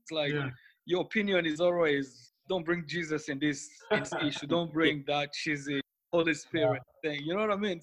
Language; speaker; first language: English; non-native, local second language; Kinyarwanda